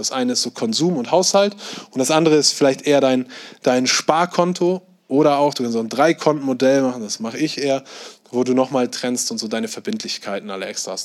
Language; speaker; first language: German; native; German